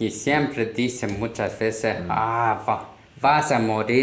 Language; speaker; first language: Spanish; non-native, learner; Korean